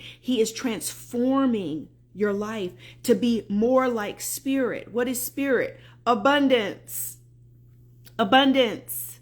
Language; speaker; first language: English; native; English